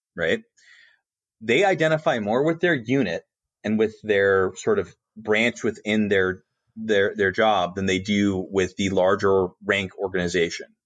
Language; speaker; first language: English; native; English